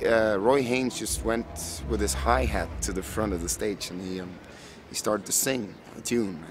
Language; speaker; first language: English; non-native, fluent; Norwegian